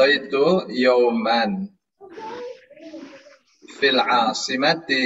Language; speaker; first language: Arabic; non-native, fluent; Indonesian